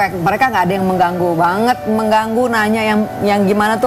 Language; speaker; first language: Indonesian; native; Indonesian